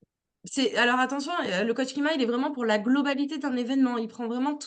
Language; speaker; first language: French; native; French